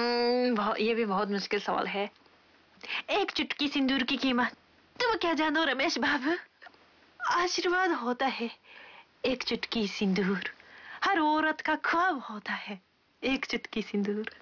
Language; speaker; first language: Hindi; non-native, fluent; Japanese